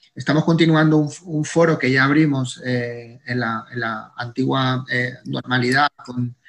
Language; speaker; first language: Spanish; native; Spanish